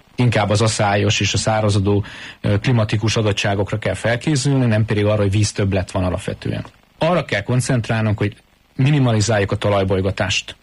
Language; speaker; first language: Hungarian; native; Hungarian